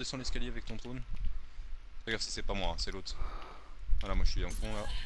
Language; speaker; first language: French; native; French